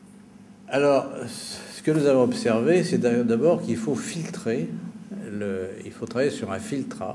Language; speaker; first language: French; native; French